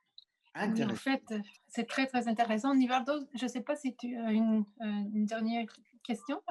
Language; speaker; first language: French; non-native, fluent; Spanish